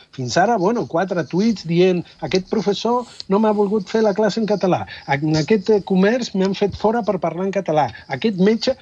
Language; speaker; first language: Catalan; non-native, fluent; Spanish